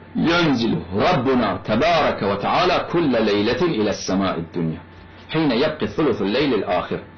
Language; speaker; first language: Arabic; non-native, fluent; Persian